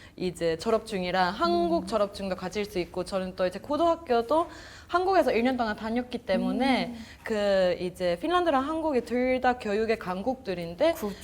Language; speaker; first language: Korean; non-native, fluent; Finnish